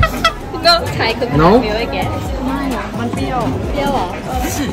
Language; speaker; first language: English; non-native, learner; Thai